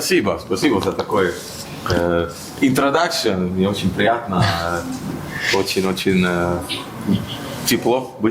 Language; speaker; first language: Russian; non-native, fluent; Italian